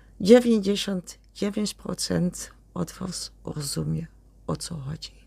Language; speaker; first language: Polish; non-native, learner; Dutch